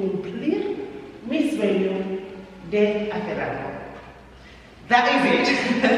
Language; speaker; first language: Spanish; non-native, fluent; English